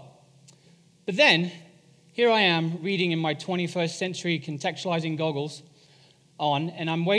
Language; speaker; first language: English; native; English